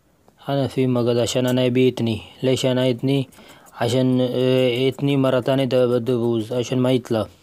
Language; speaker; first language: Arabic; non-native, learner; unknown